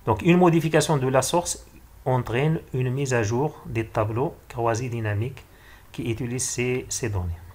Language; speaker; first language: French; non-native, local second language; Arabic